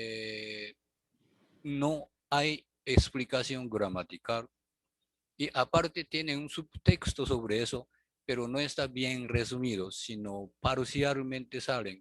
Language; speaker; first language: Spanish; non-native, learner; Japanese